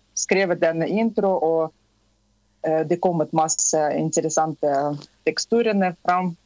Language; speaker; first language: Norwegian; non-native, fluent; Tatar